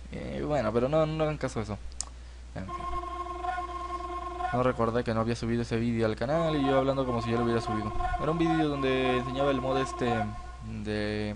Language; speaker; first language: Spanish; native; Spanish